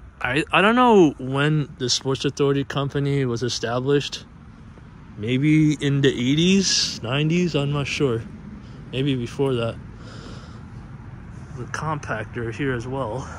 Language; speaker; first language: English; native; English